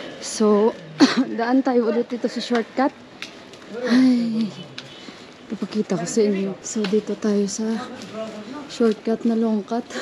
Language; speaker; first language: Filipino; native; Filipino